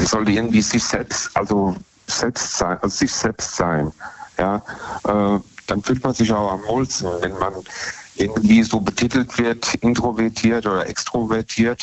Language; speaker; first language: German; native; German